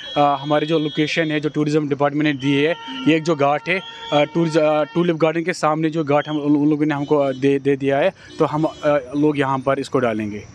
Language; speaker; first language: Hindi; non-native, local second language; Kashmiri